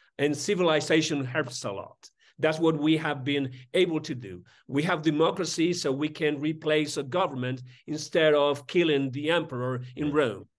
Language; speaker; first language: English; non-native, fluent; Spanish